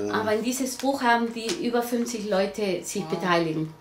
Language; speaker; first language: German; non-native, learner; Spanish